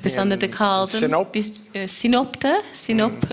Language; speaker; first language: Turkish; non-native, fluent; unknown